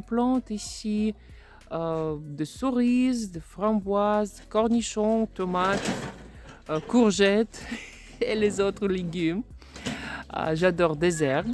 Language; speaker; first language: French; non-native, fluent; Russian